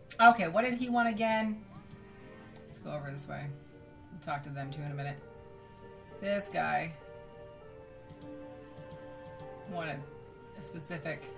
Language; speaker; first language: English; native; English